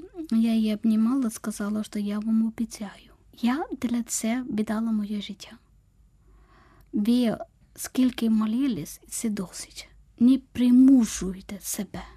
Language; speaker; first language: Ukrainian; non-native, learner; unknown